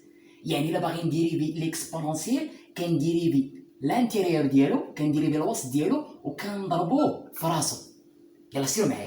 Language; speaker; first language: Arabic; native; Arabic